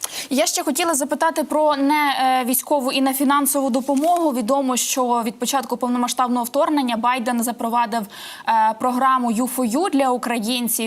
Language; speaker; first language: Ukrainian; native; Ukrainian